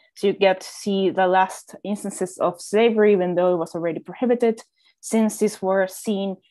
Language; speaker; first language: English; non-native, fluent; Spanish